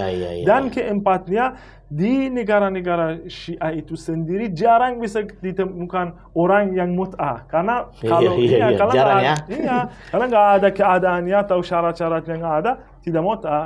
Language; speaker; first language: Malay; non-native, fluent; Persian